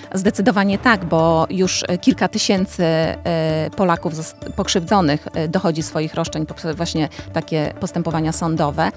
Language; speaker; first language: Polish; native; Polish